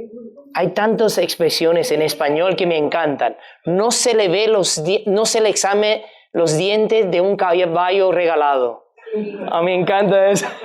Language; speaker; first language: Spanish; non-native, fluent; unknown